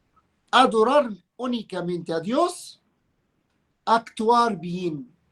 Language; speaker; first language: Spanish; non-native, fluent; Arabic